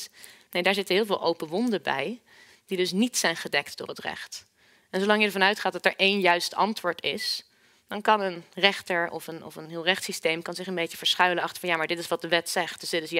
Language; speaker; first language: Dutch; native; Dutch